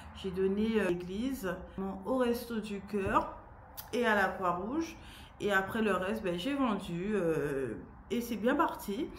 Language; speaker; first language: French; native; French